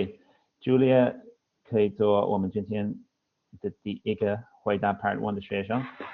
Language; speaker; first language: Chinese; non-native, fluent; English